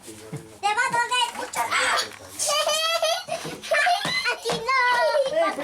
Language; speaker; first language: Spanish; native; Spanish